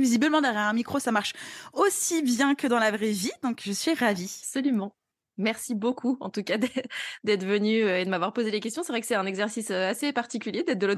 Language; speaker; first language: French; native; French